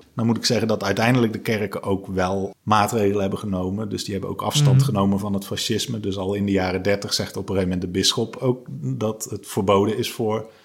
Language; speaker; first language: Dutch; native; Dutch